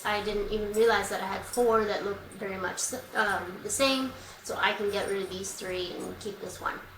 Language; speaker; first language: English; native; English